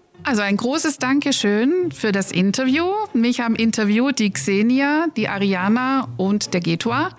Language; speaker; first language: German; native; German